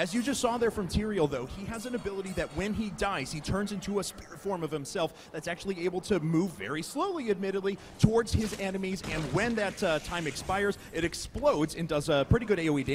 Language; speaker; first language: English; native; English